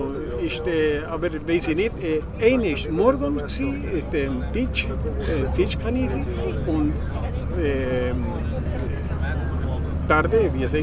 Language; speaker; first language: German; early bilingual, heritage; German